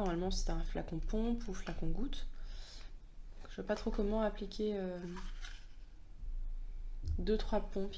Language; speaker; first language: French; native; French